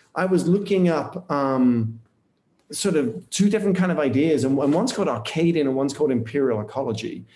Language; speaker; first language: English; native; English